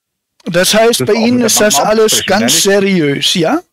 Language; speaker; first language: German; native; German